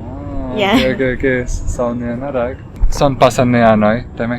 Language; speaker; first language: Thai; non-native, learner; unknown